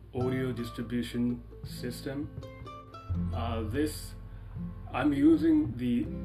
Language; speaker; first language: English; non-native, fluent; Japanese